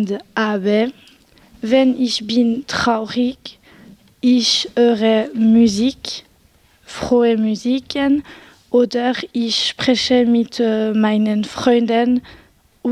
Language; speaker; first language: German; non-native, local second language; French